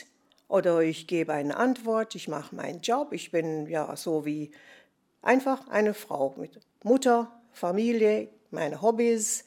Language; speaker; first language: German; non-native, fluent; English